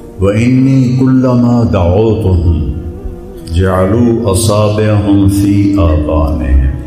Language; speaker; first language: Urdu; non-native, local second language; Punjabi